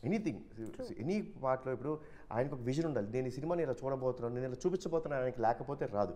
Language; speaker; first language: Telugu; native; Telugu